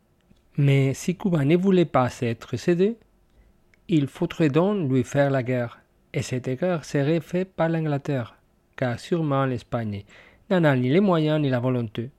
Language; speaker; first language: French; non-native, fluent; Spanish